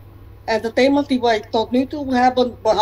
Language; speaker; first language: Dutch; non-native, local second language; Papiamento